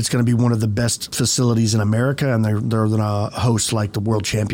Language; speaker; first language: English; native; English